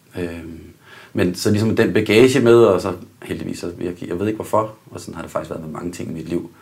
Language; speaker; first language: Danish; native; Danish